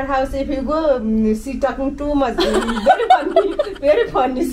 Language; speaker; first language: English; non-native, learner; Nepali